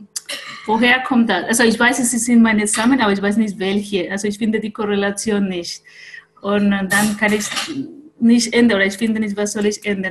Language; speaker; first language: German; non-native, fluent; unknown